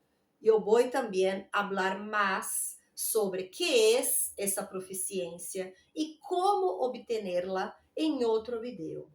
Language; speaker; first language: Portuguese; non-native, learner; Spanish